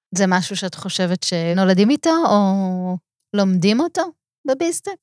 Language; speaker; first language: Hebrew; native; Hebrew